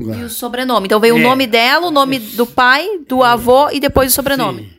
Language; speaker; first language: Portuguese; native; Portuguese